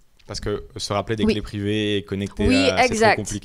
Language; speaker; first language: French; native; French